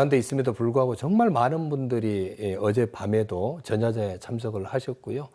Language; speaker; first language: Korean; native; Korean